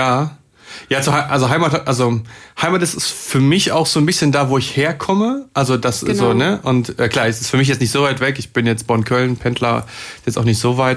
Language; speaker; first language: German; native; German